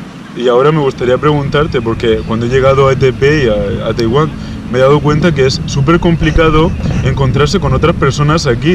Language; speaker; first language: Spanish; native; Spanish